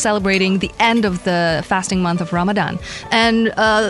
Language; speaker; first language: English; non-native, local second language; Chinese